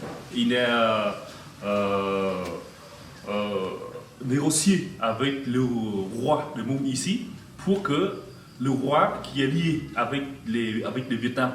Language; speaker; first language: French; non-native, fluent; Vietnamese